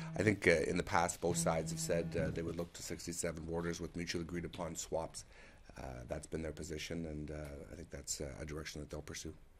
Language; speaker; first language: English; native; English